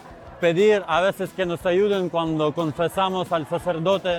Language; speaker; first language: Spanish; non-native, fluent; Ukrainian